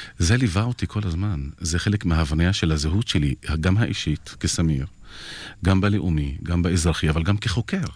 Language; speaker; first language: Hebrew; non-native, local second language; Arabic